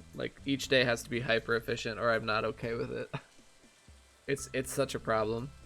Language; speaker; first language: English; native; English